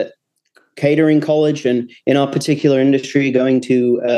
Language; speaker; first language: English; native; English